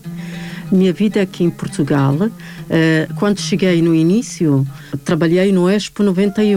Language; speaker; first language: Portuguese; non-native, fluent; Arabic